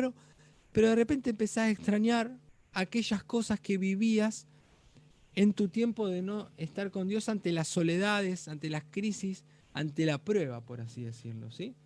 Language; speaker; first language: Spanish; native; Spanish